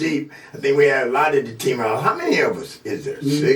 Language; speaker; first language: English; native; English